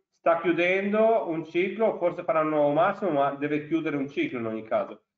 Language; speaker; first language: Italian; native; Italian